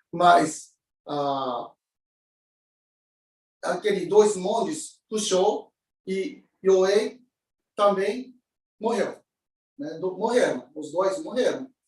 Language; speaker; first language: Portuguese; non-native, learner; Japanese